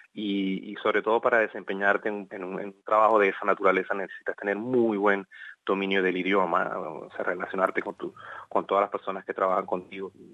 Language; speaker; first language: Spanish; native; Spanish